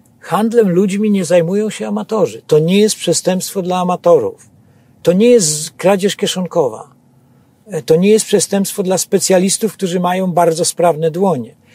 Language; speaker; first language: Polish; native; Polish